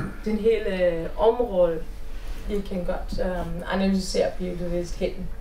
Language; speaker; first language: Danish; non-native, fluent; German